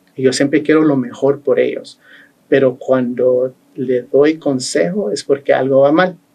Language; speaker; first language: Spanish; early bilingual, heritage; Spanish